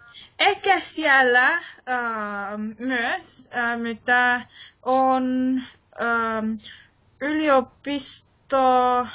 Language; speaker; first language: Finnish; non-native, learner; English